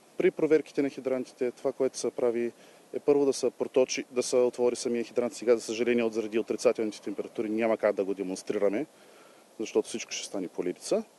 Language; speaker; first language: Bulgarian; native; Bulgarian